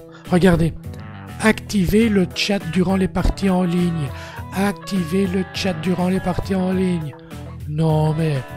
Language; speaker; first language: French; native; French